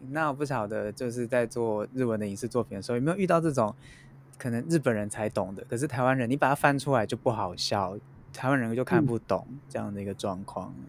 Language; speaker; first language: Chinese; native; Chinese